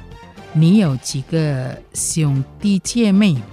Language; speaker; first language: Chinese; non-native, fluent; Indonesian